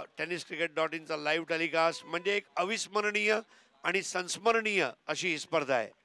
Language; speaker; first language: Marathi; native; Marathi